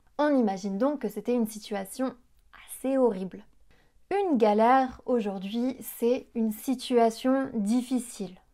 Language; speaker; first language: French; native; French